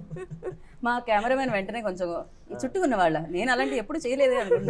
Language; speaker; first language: Telugu; native; Telugu